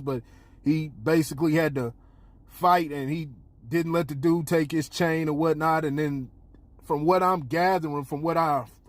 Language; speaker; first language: English; native; English